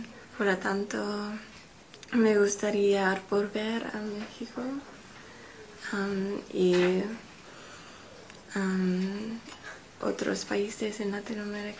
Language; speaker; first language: Spanish; non-native, learner; English